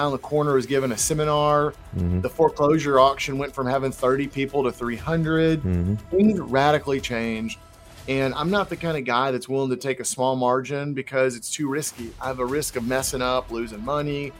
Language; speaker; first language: English; native; English